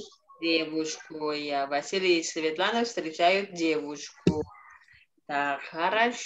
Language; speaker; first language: Russian; non-native, fluent; Indonesian